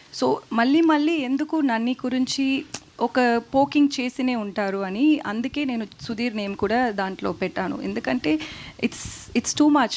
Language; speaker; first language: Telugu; non-native, learner; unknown